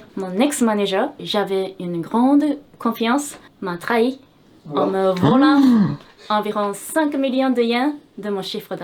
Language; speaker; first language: French; non-native, fluent; Japanese